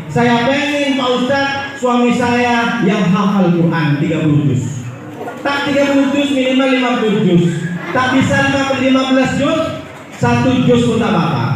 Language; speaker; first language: Indonesian; non-native, local second language; Madurese